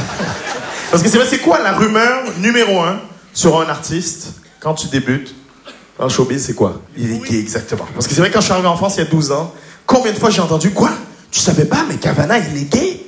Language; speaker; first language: French; native; French